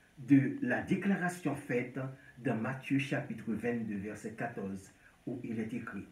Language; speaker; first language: French; non-native, local second language; Haitian Creole